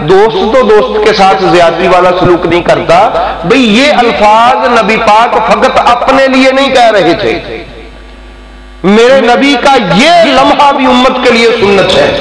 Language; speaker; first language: Hindi; non-native, local second language; Punjabi